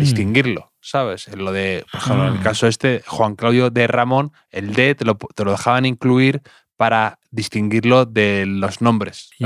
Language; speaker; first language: Spanish; native; Spanish